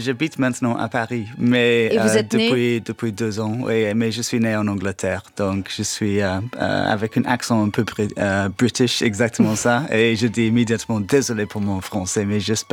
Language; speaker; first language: French; non-native, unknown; English